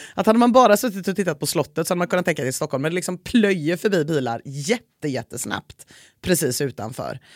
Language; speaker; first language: Swedish; native; Swedish